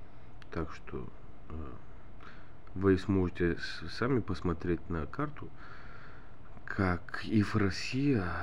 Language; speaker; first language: Russian; non-native, learner; Bulgarian